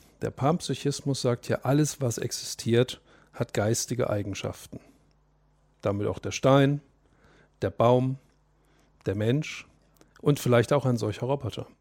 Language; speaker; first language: German; native; German